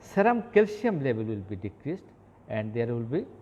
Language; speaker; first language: English; non-native, local second language; Bangla